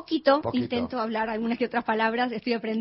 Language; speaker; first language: Spanish; native; Spanish